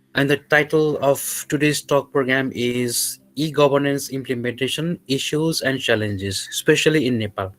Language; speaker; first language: English; non-native, local second language; Nepali